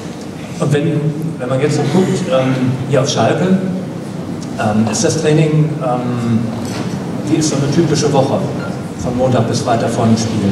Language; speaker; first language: German; native; German